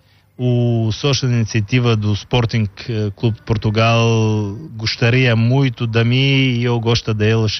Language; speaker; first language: Portuguese; non-native, learner; Bulgarian